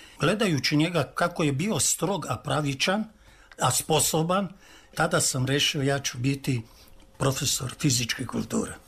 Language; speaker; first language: Serbian; native; Serbian